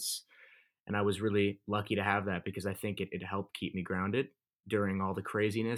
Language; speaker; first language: English; native; English